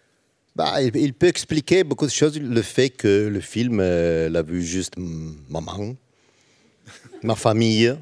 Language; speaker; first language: French; non-native, learner; Italian